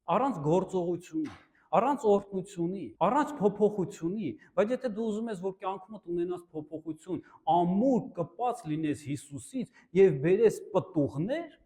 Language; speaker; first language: Armenian; native; Armenian